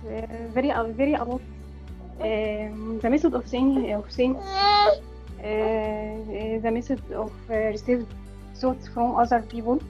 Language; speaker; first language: English; non-native, learner; Arabic